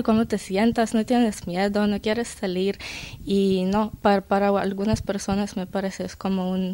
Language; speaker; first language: Spanish; non-native, learner; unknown